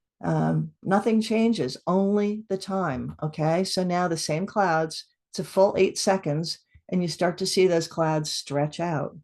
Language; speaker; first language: English; native; English